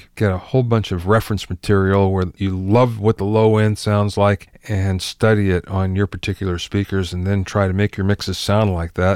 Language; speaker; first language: English; native; English